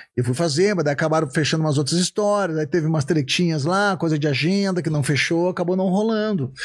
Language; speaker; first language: Portuguese; native; Portuguese